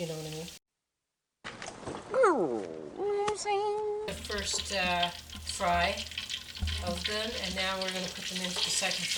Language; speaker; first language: English; native; English